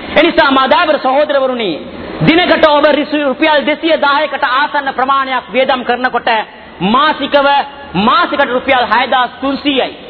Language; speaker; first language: Sinhala; non-native, local second language; Tamil